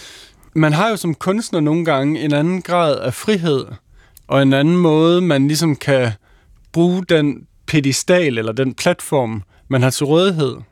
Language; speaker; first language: Danish; native; Danish